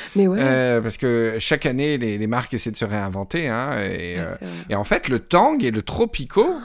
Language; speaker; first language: French; native; French